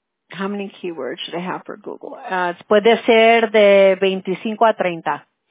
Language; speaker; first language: English; early bilingual, other home language; Spanish